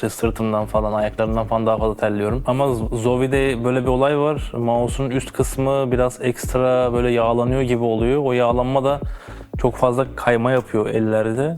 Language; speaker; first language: Turkish; native; Turkish